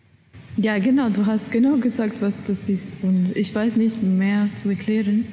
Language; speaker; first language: German; non-native, learner; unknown